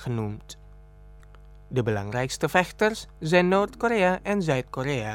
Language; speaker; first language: Dutch; non-native, fluent; Indonesian